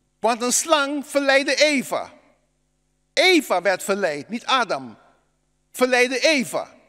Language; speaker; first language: Dutch; native; Dutch